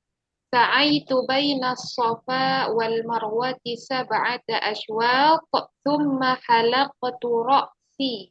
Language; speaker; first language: Arabic; non-native, fluent; Indonesian